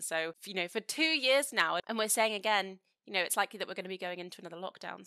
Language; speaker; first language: English; native; English